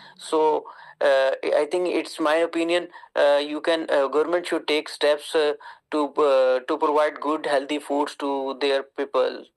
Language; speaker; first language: English; non-native, learner; Urdu